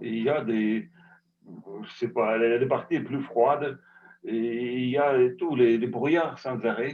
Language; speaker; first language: French; non-native, fluent; Russian